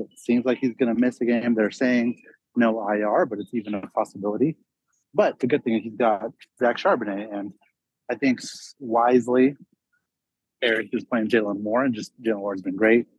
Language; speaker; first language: English; native; English